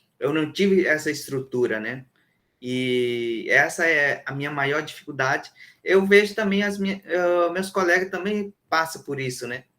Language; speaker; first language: Portuguese; non-native, local second language; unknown